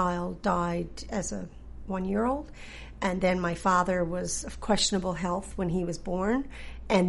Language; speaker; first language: English; native; English